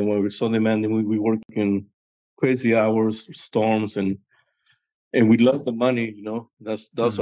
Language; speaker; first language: English; non-native, fluent; Spanish